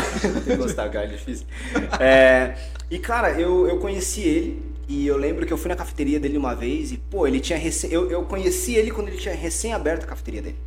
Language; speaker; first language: Portuguese; early bilingual, heritage; Portuguese